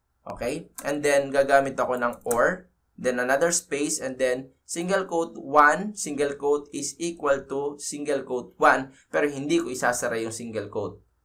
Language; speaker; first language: English; non-native, local second language; Filipino